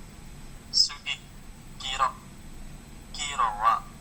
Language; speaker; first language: Japanese; non-native, learner; Indonesian